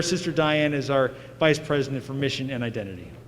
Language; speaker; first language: English; native; English